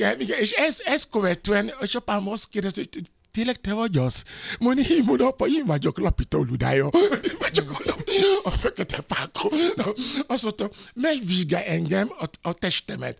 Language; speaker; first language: Hungarian; non-native, learner; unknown